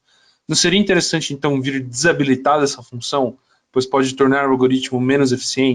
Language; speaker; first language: Portuguese; native; Portuguese